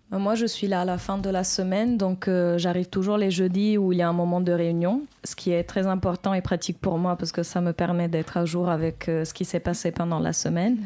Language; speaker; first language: French; native; French